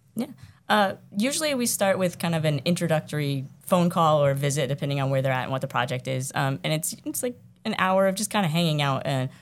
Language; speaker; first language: English; native; English